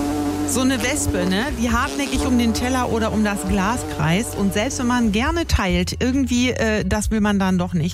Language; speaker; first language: German; native; German